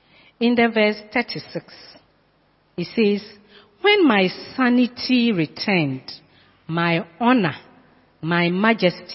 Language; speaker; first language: English; non-native, local second language; Akan